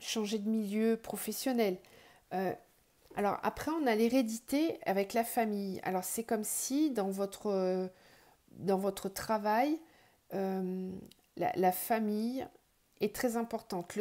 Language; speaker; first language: French; native; French